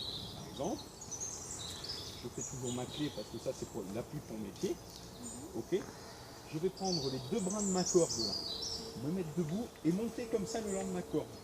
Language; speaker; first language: French; native; French